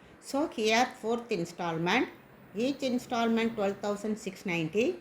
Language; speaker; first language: English; non-native, local second language; Tamil